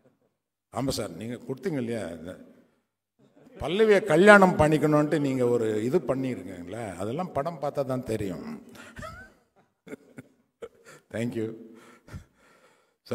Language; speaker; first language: Tamil; non-native, local second language; Telugu